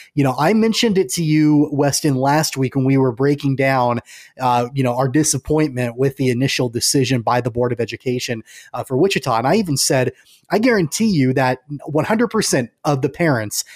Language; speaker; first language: English; native; English